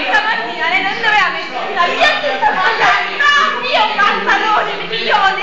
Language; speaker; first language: Italian; native; Italian